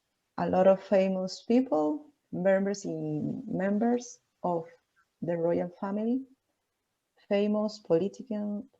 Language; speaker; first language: English; non-native, learner; Spanish